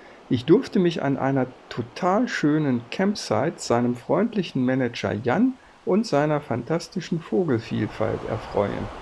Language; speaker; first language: German; native; German